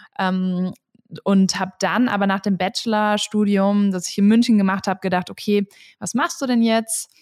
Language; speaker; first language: German; native; German